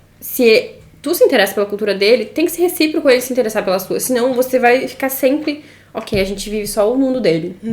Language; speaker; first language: Portuguese; native; Portuguese